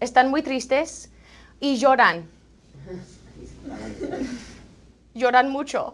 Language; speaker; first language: Spanish; non-native, fluent; English